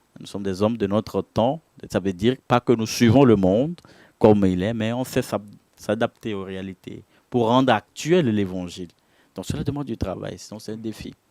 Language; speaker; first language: French; non-native, local second language; Ewe